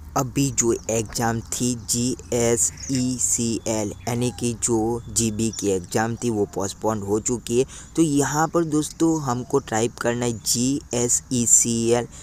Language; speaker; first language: Hindi; non-native, local second language; Gujarati